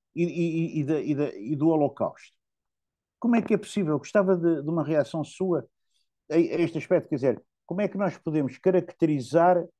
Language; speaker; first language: Portuguese; native; Portuguese